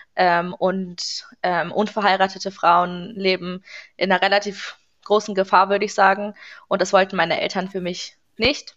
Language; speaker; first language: German; early bilingual, other home language; Persian